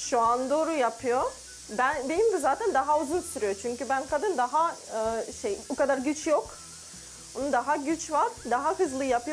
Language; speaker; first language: Turkish; non-native, learner; Russian